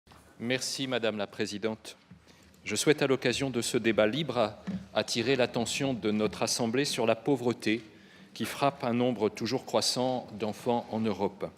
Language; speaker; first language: French; native; French